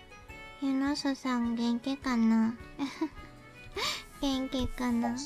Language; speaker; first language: Japanese; native; Japanese